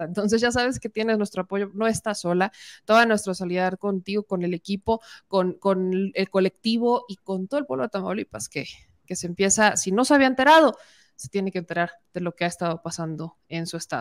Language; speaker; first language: Spanish; native; Spanish